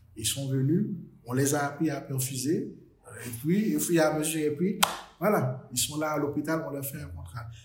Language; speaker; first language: French; non-native, local second language; Haitian Creole